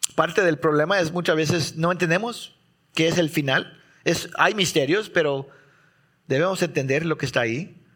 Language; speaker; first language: Spanish; early bilingual, heritage; Spanish